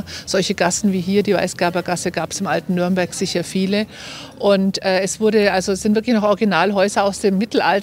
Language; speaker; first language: German; native; German